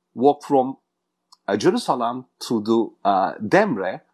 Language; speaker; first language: English; non-native, fluent; Turkish